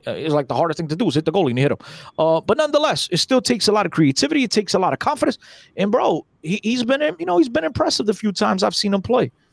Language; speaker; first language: English; early bilingual, other home language; Portuguese